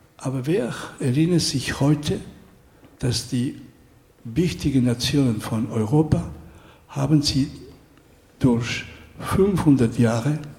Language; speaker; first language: German; non-native, fluent; Spanish